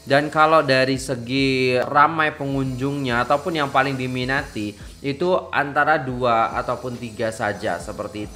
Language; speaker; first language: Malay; non-native, local second language; Javanese